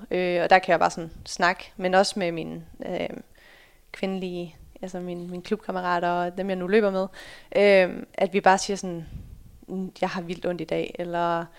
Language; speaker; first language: Danish; early bilingual, other home language; Dutch